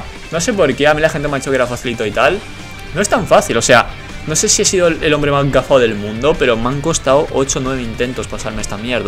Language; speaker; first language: Spanish; native; Spanish